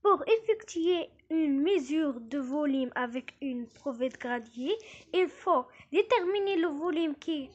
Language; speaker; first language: French; non-native, local second language; Arabic